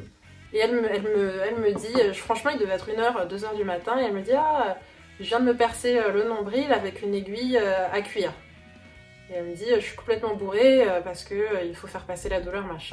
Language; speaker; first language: French; native; French